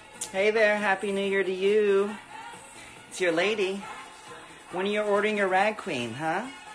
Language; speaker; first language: English; early bilingual, other home language; Spanish